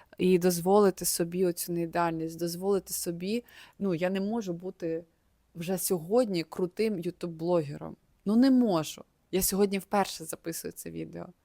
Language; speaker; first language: Ukrainian; native; Ukrainian